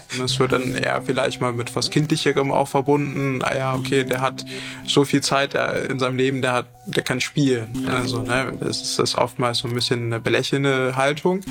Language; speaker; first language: German; early bilingual, other home language; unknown